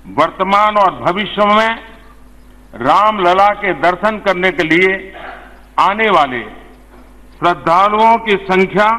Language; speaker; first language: Hindi; native; Hindi